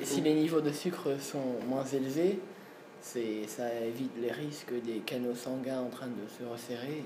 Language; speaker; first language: French; non-native, fluent; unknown